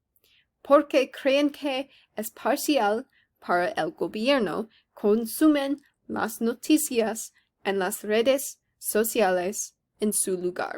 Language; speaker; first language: Spanish; non-native, learner; English